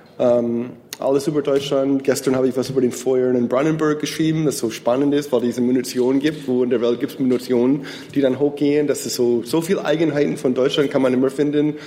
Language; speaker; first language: German; non-native, fluent; English